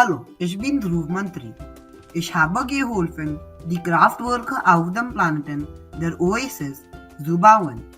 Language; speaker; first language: German; non-native, learner; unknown